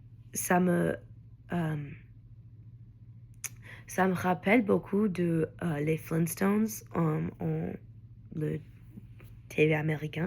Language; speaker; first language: French; non-native, learner; English